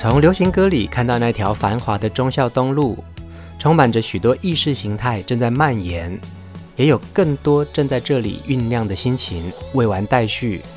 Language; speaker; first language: Chinese; native; Chinese